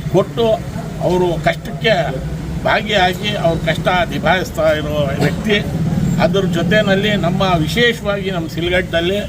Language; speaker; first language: Kannada; non-native, local second language; Urdu